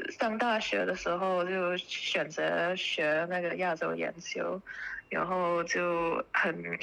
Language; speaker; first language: Chinese; early bilingual, heritage; Chinese